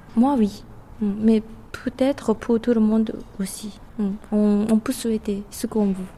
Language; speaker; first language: French; non-native, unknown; Japanese